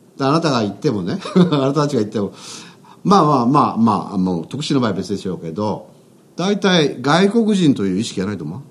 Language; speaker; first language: Japanese; native; Japanese